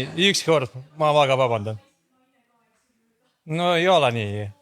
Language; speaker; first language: Estonian; non-native, fluent; Russian